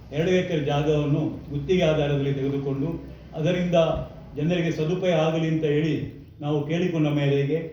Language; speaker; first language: Kannada; non-native, local second language; Kodava